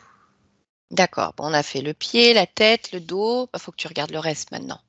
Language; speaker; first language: French; native; French